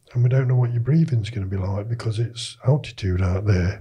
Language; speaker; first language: English; native; English